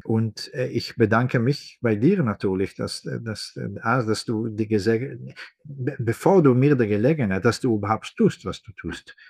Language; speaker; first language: German; non-native, fluent; Hebrew